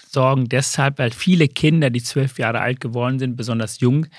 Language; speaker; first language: German; early bilingual, other home language; Sinhala